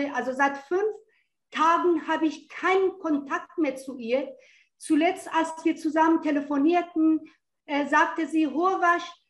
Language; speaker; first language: German; non-native, fluent; Persian